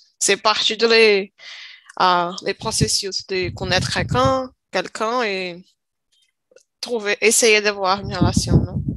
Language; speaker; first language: French; non-native, learner; Portuguese